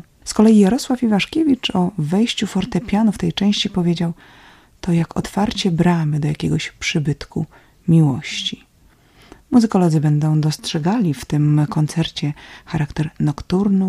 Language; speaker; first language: Polish; native; Polish